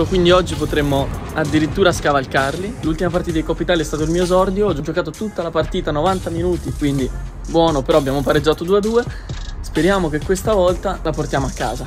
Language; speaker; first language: Italian; native; Italian